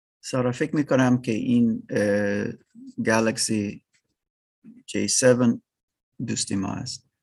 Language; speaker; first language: Persian; non-native, learner; English